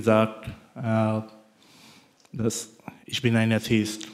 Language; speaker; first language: German; non-native, learner; Bangla